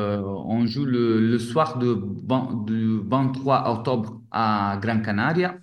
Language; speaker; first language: French; non-native, fluent; Italian